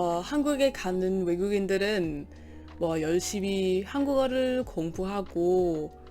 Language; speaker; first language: Korean; non-native, learner; English